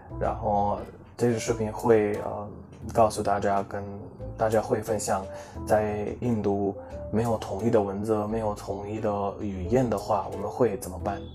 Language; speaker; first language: Chinese; non-native, fluent; Hindi